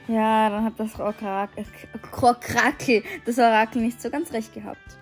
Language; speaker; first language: German; native; German